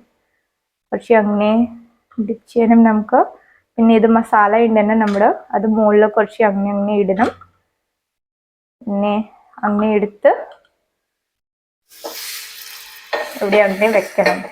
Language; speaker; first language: Malayalam; non-native, local second language; Hindi